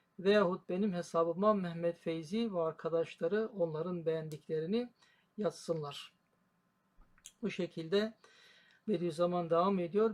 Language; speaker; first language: Turkish; native; Turkish